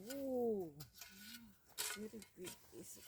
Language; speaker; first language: English; non-native, local second language; Cebuano